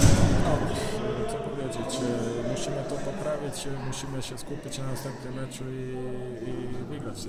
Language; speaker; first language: Polish; non-native, fluent; Bosnian